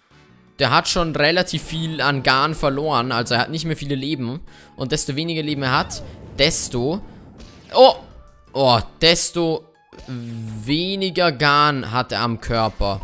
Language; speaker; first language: German; native; German